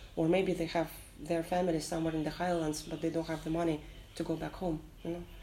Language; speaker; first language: English; non-native, fluent; Russian